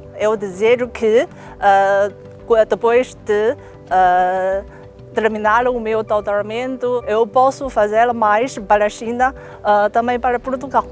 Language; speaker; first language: Portuguese; non-native, learner; Chinese